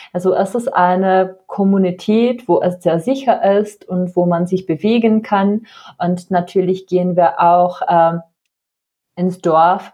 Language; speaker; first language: German; non-native, fluent; Czech